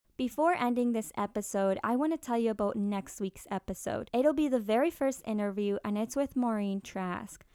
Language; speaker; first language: English; early bilingual, other home language; Spanish